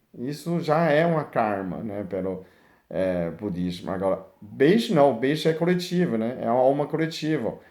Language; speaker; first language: Portuguese; non-native, fluent; Chinese